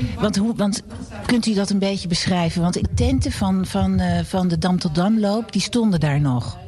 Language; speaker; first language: Dutch; native; Dutch